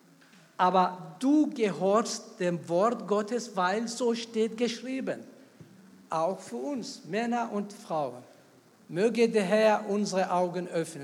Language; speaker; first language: German; non-native, fluent; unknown